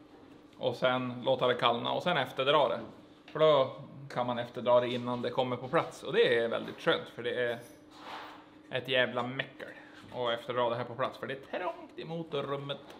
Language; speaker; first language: Swedish; native; Swedish